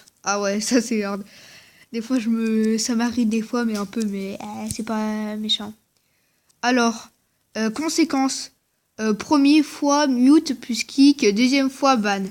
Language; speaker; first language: French; native; French